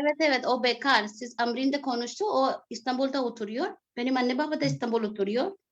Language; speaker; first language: Turkish; non-native, learner; Urdu